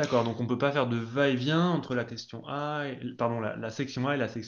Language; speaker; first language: French; native; French